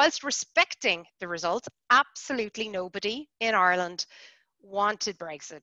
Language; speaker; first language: English; native; English